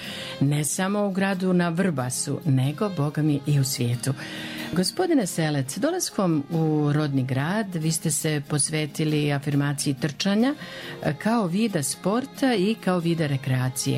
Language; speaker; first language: Serbian; native; Serbian